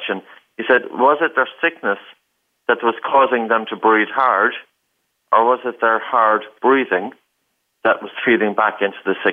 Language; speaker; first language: English; native; English